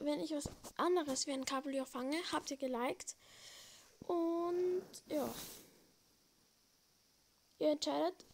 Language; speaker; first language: German; native; German